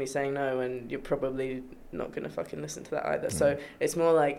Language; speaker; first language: English; native; English